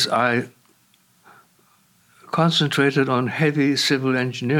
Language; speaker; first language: English; non-native, local second language; Cantonese